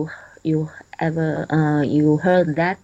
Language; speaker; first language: English; non-native, learner; Chinese